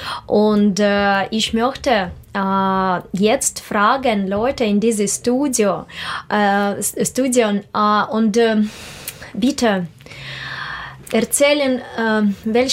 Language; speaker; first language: German; non-native, learner; Russian